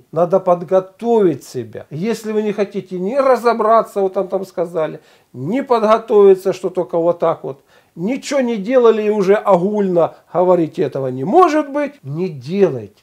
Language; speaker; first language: Russian; native; Russian